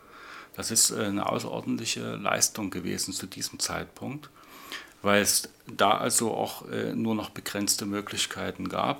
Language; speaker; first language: German; native; German